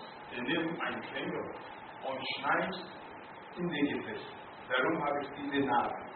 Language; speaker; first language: German; non-native, learner; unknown